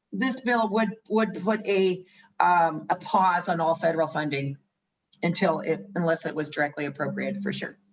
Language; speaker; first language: English; native; English